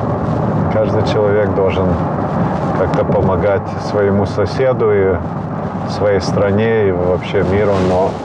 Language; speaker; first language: Russian; early bilingual, heritage; Russian